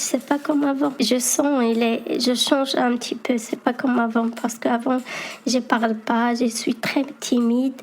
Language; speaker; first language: French; non-native, learner; Arabic